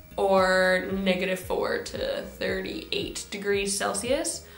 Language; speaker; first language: English; native; English